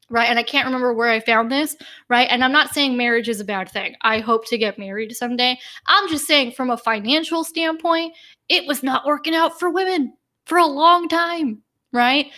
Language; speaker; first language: English; native; English